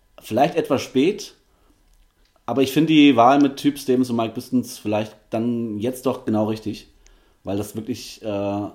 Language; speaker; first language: German; native; German